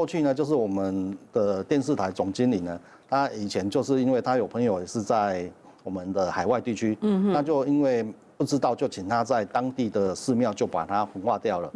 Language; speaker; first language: Chinese; native; Chinese